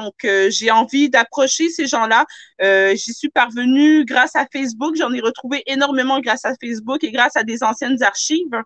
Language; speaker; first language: French; native; French